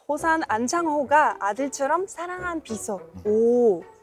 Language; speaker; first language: Korean; non-native, fluent; Russian